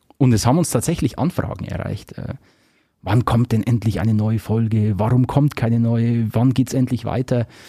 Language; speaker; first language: German; native; German